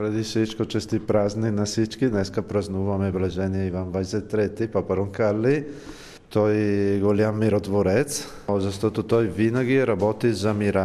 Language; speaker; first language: Bulgarian; non-native, learner; Italian